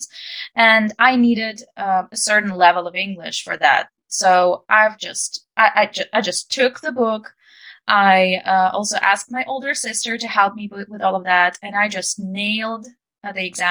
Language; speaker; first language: English; non-native, fluent; Ukrainian